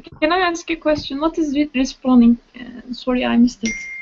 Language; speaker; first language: English; non-native, learner; Turkish